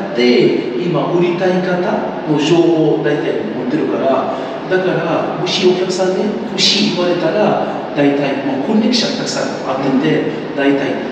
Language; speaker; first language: Japanese; non-native, learner; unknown